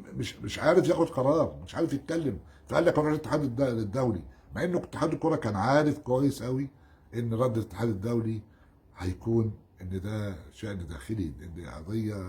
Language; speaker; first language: Arabic; native; Arabic